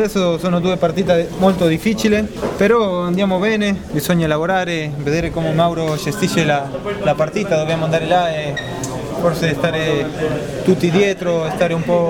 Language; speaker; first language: Italian; non-native, fluent; Spanish